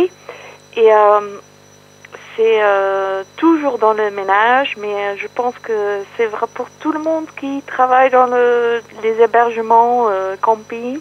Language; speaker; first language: French; non-native, fluent; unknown